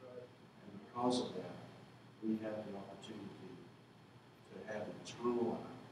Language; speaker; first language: English; native; English